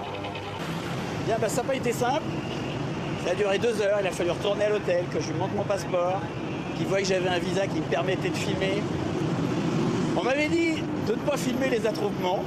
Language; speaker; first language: French; native; French